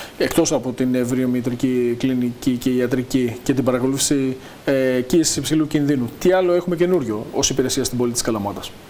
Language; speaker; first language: Greek; native; Greek